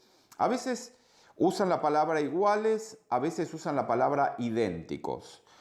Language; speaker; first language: Spanish; native; Spanish